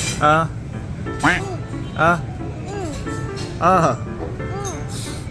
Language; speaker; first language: Korean; native; Korean